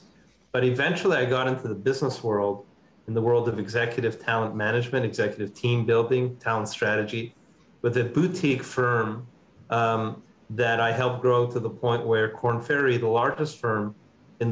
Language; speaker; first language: English; native; English